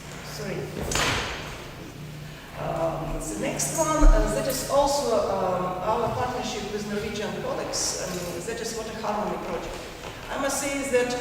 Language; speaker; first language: English; non-native, learner; Ukrainian